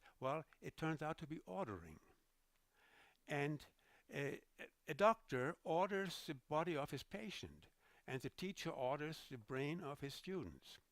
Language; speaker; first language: English; non-native, fluent; German